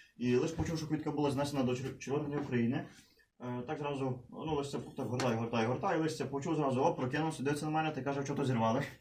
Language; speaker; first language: Ukrainian; native; Ukrainian